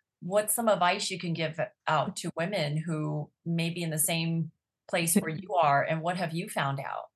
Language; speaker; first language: English; native; English